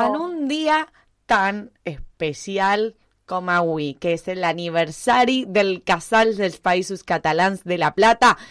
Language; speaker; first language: Catalan; non-native, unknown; Spanish